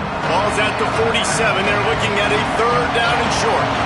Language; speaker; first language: English; native; English